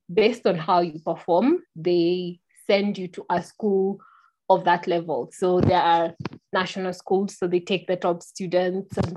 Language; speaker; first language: English; non-native, local second language; Kikuyu